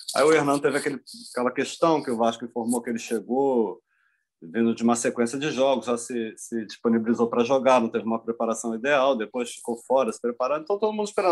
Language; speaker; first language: Portuguese; native; Portuguese